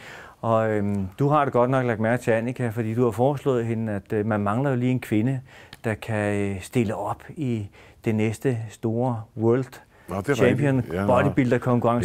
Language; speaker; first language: Danish; native; Danish